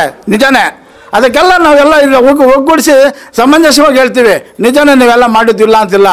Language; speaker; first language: Kannada; native; Kannada